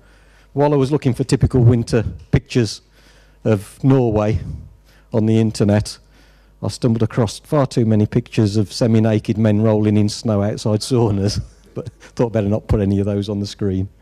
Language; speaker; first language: English; native; English